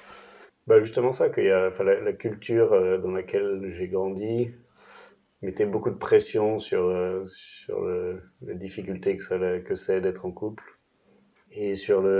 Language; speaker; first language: French; native; French